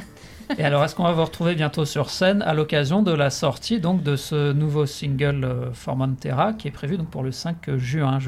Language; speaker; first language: French; native; French